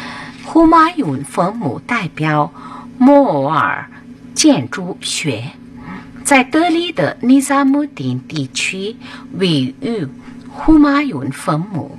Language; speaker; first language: Chinese; non-native, fluent; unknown